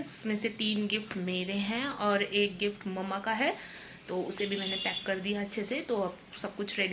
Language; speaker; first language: Hindi; native; Hindi